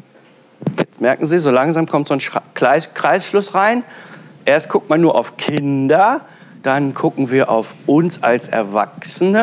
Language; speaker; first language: German; native; German